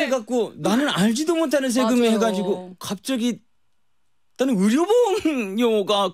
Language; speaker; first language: Korean; native; Korean